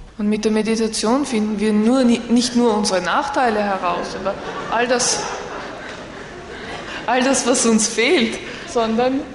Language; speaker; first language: German; non-native, learner; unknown